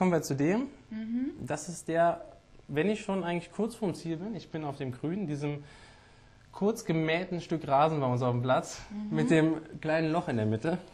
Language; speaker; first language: German; native; German